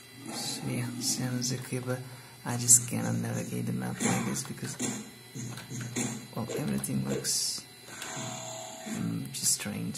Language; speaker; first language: English; non-native, fluent; Hungarian